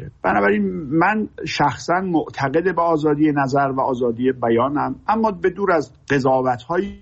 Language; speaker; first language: Persian; native; Persian